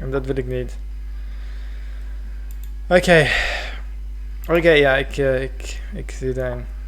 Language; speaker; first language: Dutch; non-native, fluent; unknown